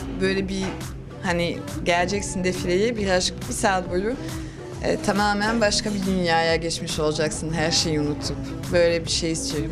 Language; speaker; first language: Turkish; early bilingual, heritage; Turkish